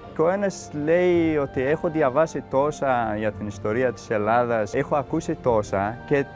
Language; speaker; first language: Greek; non-native, fluent; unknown